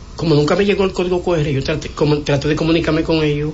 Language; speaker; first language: Spanish; native; Spanish